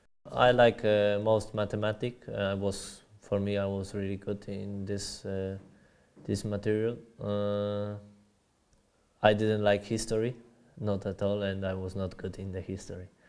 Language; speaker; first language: English; non-native, fluent; Polish